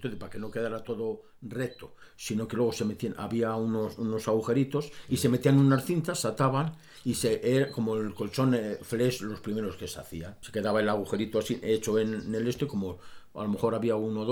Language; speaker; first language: Spanish; native; Spanish